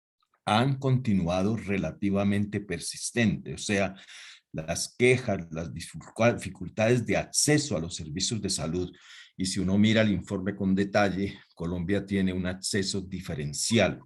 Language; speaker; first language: Spanish; native; Spanish